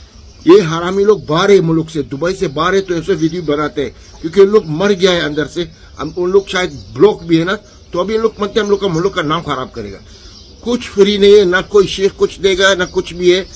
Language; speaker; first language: Hindi; non-native, fluent; Arabic